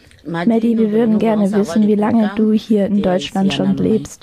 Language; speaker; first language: German; non-native, fluent; French